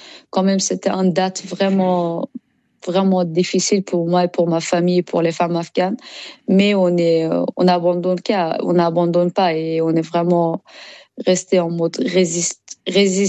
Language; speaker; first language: French; non-native, learner; Persian